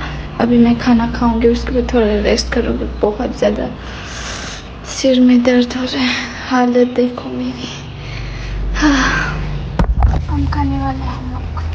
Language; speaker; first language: Hindi; non-native, local second language; Bodo